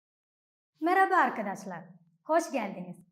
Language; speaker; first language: Turkish; non-native, fluent; Malayalam